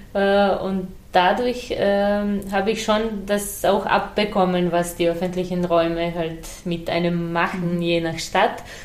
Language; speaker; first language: German; non-native, fluent; Serbian